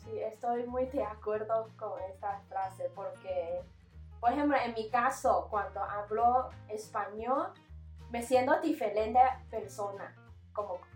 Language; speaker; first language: Spanish; non-native, learner; Chinese